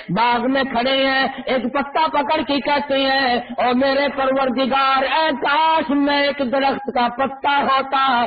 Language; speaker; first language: Urdu; native; Urdu